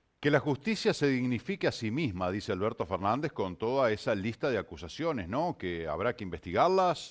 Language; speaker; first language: Spanish; native; Spanish